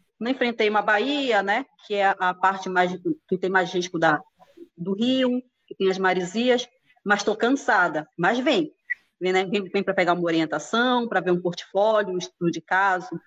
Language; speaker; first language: Portuguese; native; Portuguese